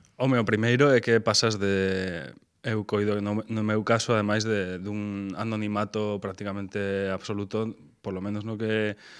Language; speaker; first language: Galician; non-native, local second language; Spanish